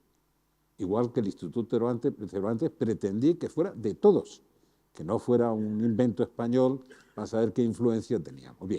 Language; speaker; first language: Spanish; native; Spanish